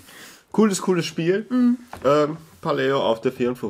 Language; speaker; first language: German; native; German